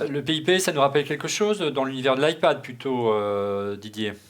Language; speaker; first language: French; native; French